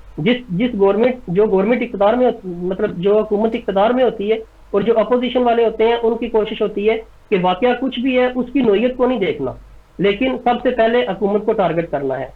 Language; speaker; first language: Urdu; non-native, local second language; Punjabi